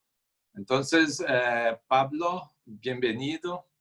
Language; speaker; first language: Spanish; non-native, fluent; Portuguese